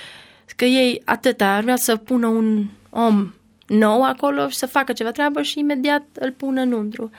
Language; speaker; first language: Romanian; non-native, learner; Albanian